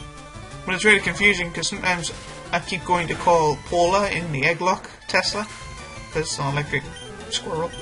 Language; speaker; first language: English; native; English